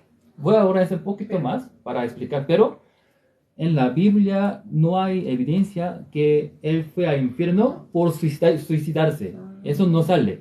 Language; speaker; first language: Spanish; non-native, learner; Korean